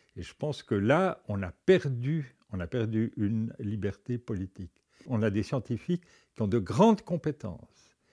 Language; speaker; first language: French; native; French